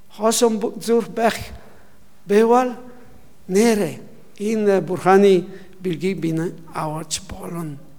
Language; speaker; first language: Mongolian; non-native, learner; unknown